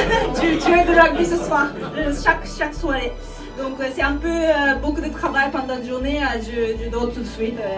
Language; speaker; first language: French; non-native, learner; Japanese